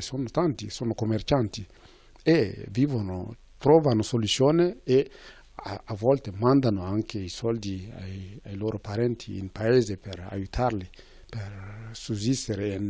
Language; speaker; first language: Italian; non-native, fluent; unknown